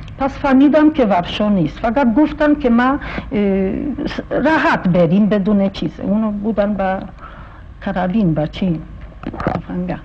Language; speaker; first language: Persian; non-native, fluent; Polish